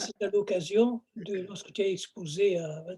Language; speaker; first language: French; native; French